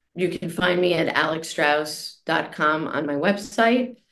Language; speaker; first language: English; native; English